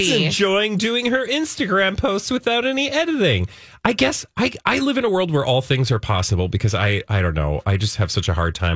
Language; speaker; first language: English; native; English